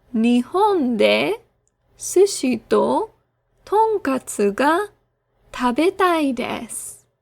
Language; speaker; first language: Japanese; non-native, fluent; English